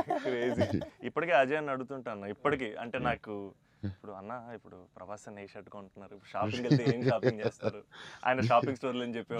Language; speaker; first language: Telugu; native; Telugu